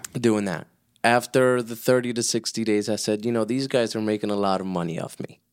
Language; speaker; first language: English; early bilingual, other home language; Spanish